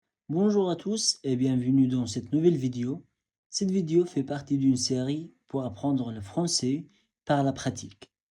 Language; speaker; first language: French; non-native, fluent; Arabic